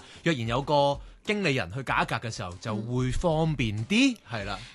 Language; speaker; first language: Cantonese; native; Cantonese